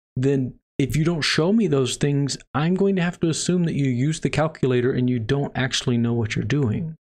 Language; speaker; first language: English; native; English